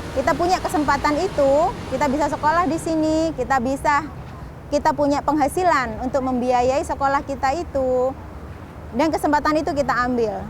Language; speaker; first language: Indonesian; native; Indonesian